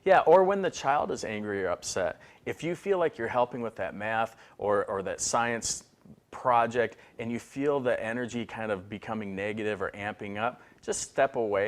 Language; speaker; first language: English; native; English